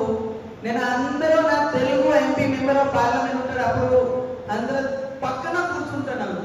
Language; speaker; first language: Telugu; non-native, local second language; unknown